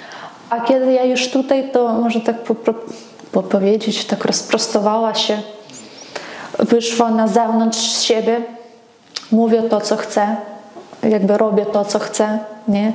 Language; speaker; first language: Polish; non-native, fluent; Ukrainian